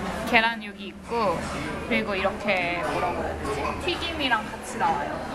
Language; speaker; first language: Korean; native; Korean